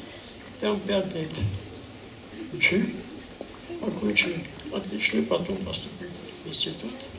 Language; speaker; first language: Russian; non-native, local second language; Armenian